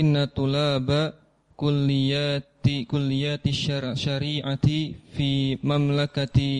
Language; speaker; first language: Arabic; non-native, learner; Indonesian